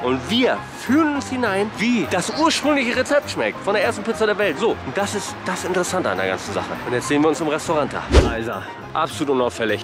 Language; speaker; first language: German; native; German